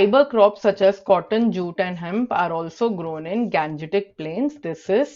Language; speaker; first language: English; non-native, local second language; Hindi